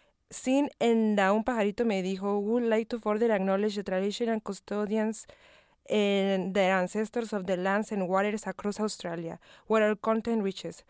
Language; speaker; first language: English; non-native, fluent; Spanish